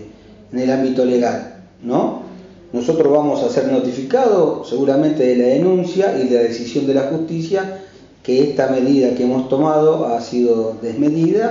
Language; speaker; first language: Spanish; native; Spanish